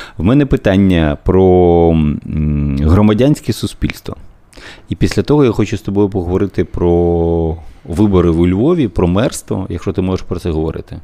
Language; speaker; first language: Ukrainian; native; Ukrainian